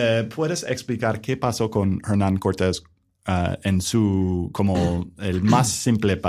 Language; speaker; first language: Spanish; non-native, learner; English